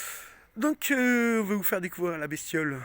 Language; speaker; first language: French; native; French